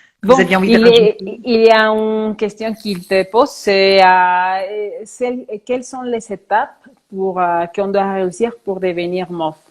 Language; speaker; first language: French; non-native, fluent; Spanish